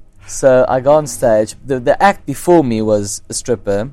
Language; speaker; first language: English; non-native, local second language; Afrikaans